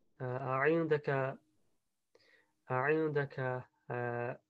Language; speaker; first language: Arabic; non-native, learner; English